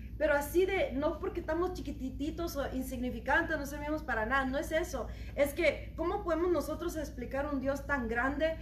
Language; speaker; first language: Spanish; early bilingual, heritage; Spanish